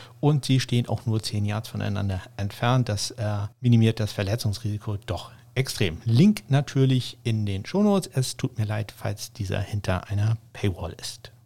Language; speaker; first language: German; native; German